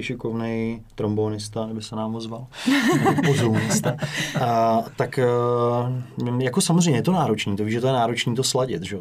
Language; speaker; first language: Czech; native; Czech